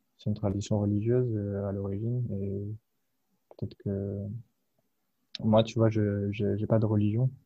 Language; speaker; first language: French; native; French